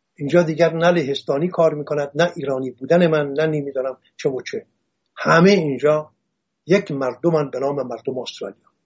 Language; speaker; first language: Persian; non-native, local second language; Assyrian Neo-Aramaic